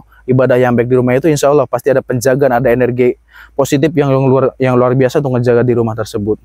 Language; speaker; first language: Indonesian; non-native, local second language; Sundanese